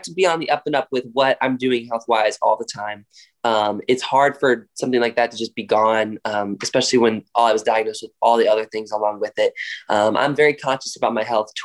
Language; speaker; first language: English; native; English